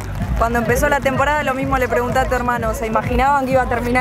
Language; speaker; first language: Spanish; native; Spanish